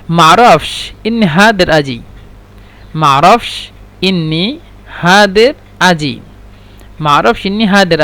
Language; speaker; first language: Arabic; non-native, fluent; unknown